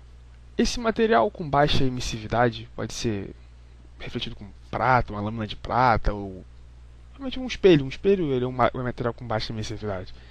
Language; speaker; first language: Portuguese; native; Portuguese